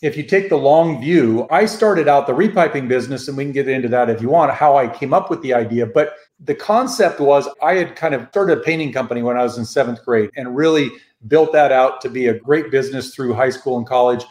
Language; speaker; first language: English; native; English